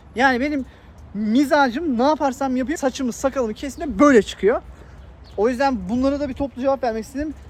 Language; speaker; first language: Turkish; native; Turkish